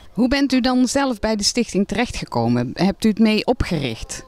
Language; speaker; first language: Dutch; native; Dutch